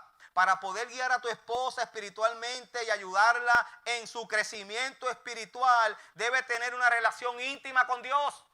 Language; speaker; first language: Spanish; native; Spanish